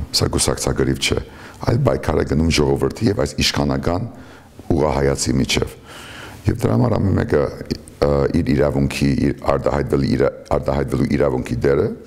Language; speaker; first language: Armenian; early bilingual, heritage; Armenian